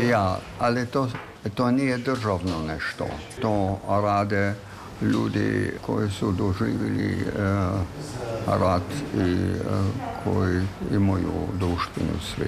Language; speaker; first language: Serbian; non-native, fluent; German